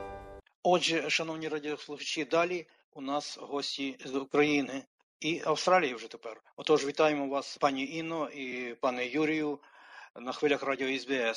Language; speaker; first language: Ukrainian; native; Ukrainian